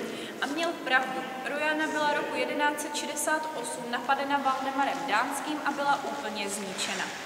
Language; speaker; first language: Czech; native; Czech